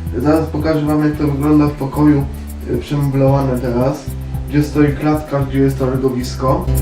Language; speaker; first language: Polish; native; Polish